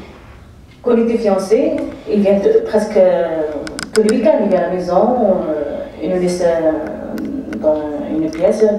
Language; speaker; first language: French; non-native, fluent; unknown